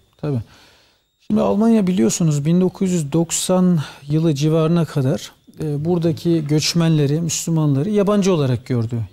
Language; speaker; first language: Turkish; early bilingual, heritage; Turkish